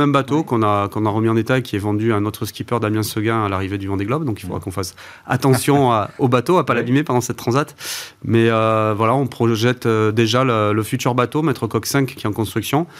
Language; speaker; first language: French; native; French